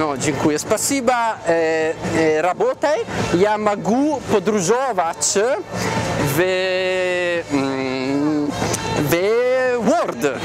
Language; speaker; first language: Russian; non-native, learner; Italian